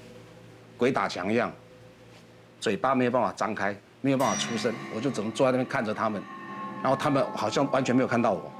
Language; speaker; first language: Chinese; native; Chinese